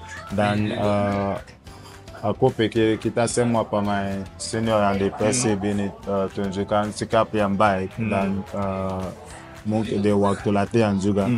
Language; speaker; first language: Indonesian; non-native, fluent; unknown